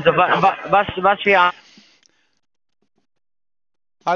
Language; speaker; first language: German; non-native, learner; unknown